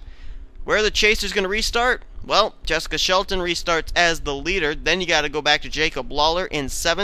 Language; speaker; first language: English; native; English